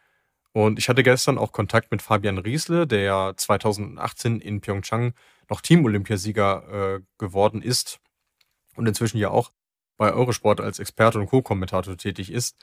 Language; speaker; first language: German; native; German